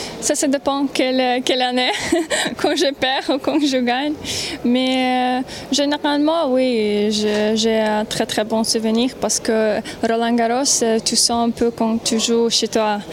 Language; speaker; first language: French; non-native, learner; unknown